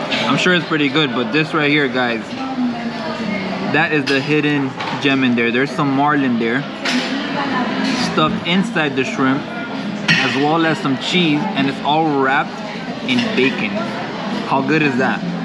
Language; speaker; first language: English; native; English